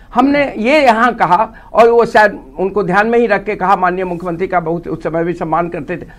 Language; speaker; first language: Hindi; native; Hindi